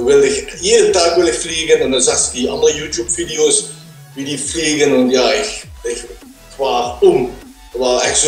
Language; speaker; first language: German; non-native, learner; Dutch